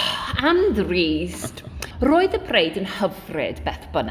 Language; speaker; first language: Welsh; non-native, learner; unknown